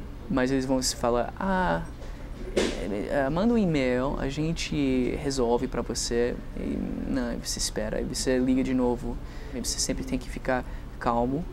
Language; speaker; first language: Portuguese; non-native, fluent; English